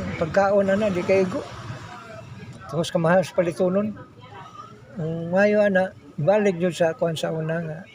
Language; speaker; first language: Cebuano; native; Cebuano